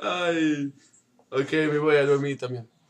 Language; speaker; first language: Spanish; early bilingual, heritage; Spanish